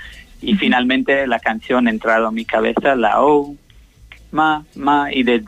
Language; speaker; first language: Spanish; non-native, learner; English